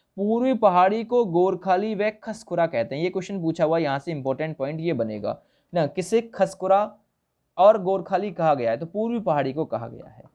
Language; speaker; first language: Hindi; native; Hindi